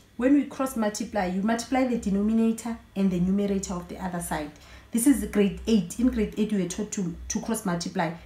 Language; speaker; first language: English; non-native, local second language; Zulu